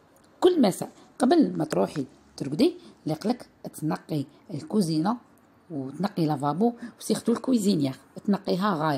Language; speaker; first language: Arabic; native; Arabic